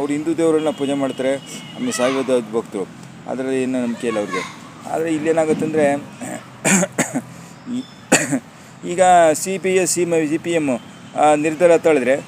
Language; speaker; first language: Kannada; native; Kannada